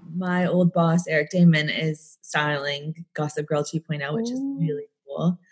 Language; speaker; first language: English; native; English